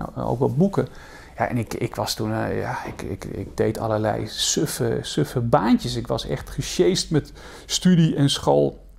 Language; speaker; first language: Dutch; native; Dutch